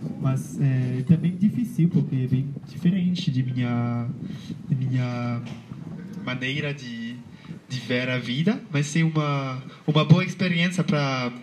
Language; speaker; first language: Portuguese; non-native, learner; French